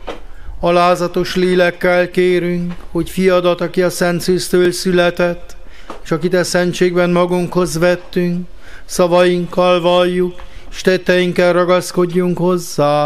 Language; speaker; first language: Hungarian; native; Hungarian